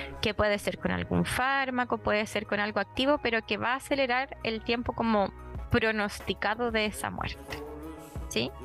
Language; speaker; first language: Spanish; native; Spanish